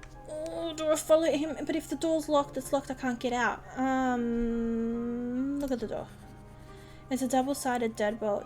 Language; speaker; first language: English; native; English